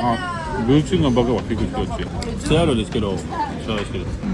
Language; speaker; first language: Japanese; non-native, learner; French